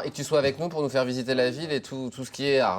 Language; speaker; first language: French; native; French